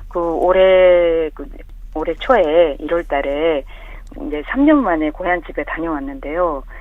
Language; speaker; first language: Korean; non-native, fluent; Japanese